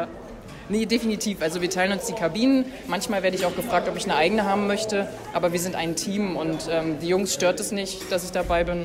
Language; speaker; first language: German; native; German